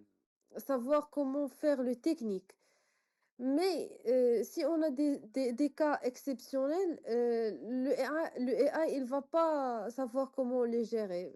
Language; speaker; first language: French; non-native, local second language; Arabic